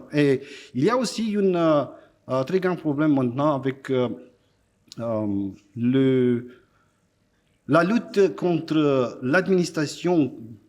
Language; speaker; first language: French; non-native, fluent; Romanian